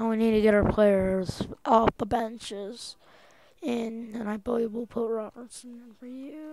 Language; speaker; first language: English; native; English